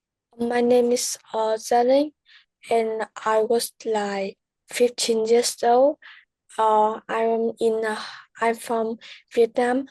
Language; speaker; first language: English; non-native, learner; Vietnamese